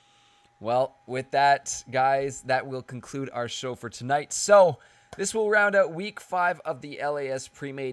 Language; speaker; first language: English; native; English